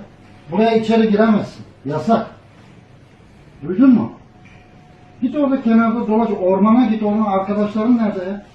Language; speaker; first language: Turkish; native; Turkish